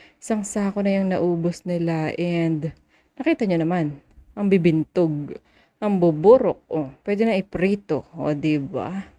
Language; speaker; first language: Filipino; native; Filipino